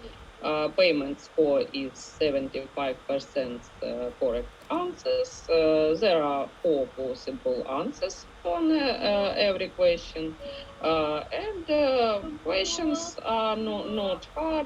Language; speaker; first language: English; non-native, learner; Ukrainian